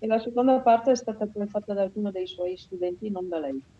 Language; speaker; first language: Italian; native; Italian